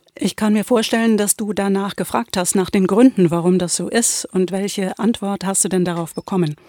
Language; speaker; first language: German; native; German